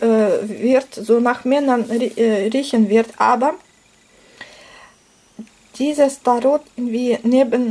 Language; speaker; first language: German; non-native, fluent; Russian